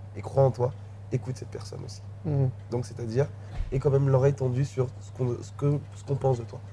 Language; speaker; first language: French; native; French